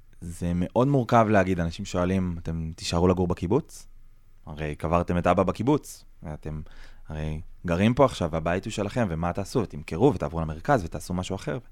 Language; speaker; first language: Hebrew; native; Hebrew